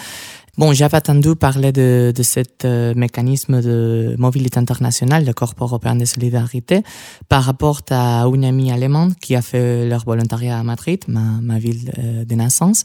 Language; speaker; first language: French; non-native, fluent; Spanish